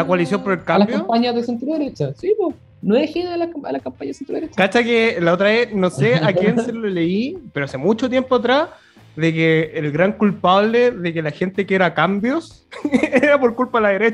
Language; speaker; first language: Spanish; native; Spanish